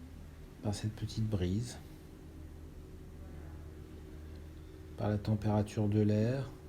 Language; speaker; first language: French; native; French